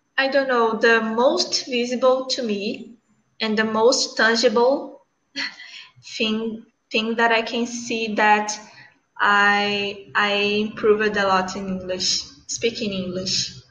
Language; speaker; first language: English; non-native, learner; Portuguese